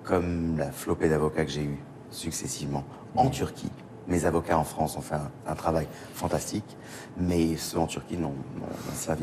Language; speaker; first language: French; native; French